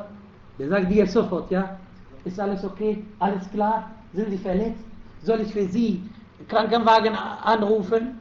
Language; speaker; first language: German; non-native, fluent; Arabic